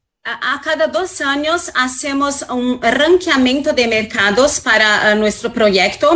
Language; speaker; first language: Spanish; non-native, fluent; Portuguese